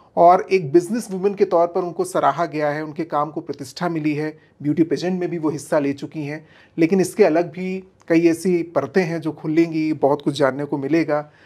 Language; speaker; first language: Hindi; native; Hindi